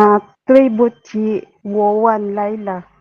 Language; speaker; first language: Chinese; non-native, learner; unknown